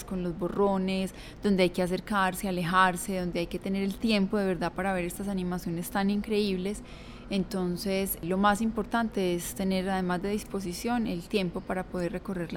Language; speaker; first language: Spanish; native; Spanish